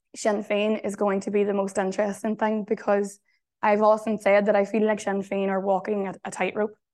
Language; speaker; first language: English; native; English